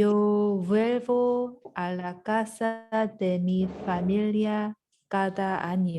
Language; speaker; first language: Spanish; non-native, learner; English